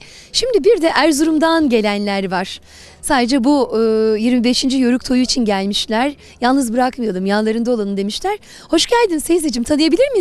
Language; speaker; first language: Turkish; native; Turkish